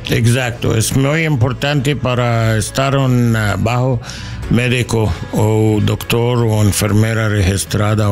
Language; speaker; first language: Spanish; non-native, learner; English